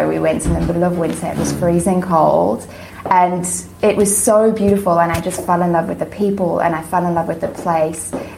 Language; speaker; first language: English; native; English